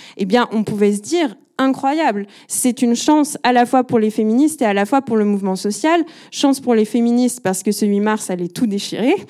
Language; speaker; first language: French; native; French